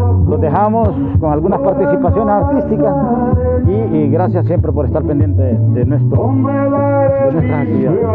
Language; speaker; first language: Spanish; native; Spanish